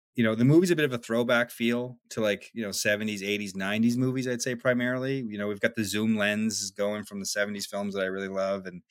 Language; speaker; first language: English; native; English